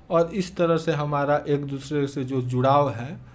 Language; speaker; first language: Hindi; native; Hindi